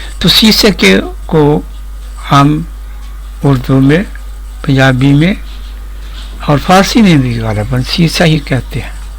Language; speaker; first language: Urdu; non-native, local second language; Punjabi